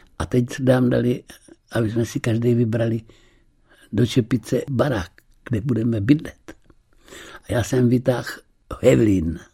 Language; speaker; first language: Czech; early bilingual, heritage; Czech